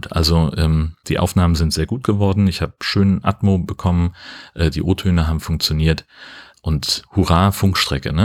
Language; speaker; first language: German; native; German